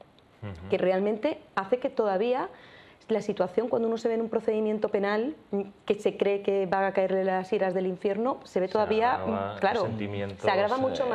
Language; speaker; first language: Spanish; native; Spanish